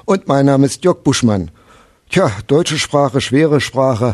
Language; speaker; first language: German; native; German